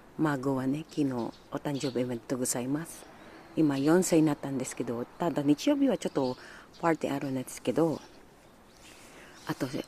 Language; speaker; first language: Japanese; non-native, learner; Filipino